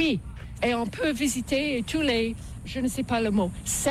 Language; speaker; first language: French; non-native, learner; English